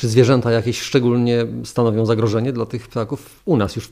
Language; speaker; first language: Polish; native; Polish